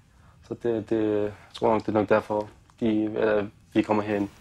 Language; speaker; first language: Danish; non-native, fluent; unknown